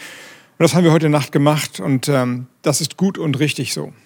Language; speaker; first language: German; native; German